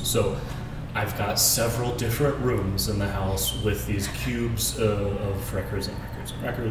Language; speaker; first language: English; native; English